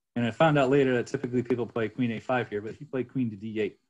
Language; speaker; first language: English; native; English